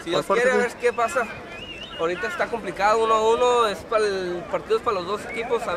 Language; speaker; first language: Spanish; native; Spanish